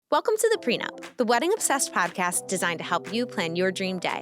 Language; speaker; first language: English; native; English